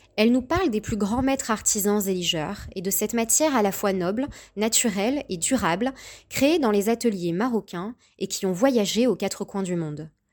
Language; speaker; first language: French; native; French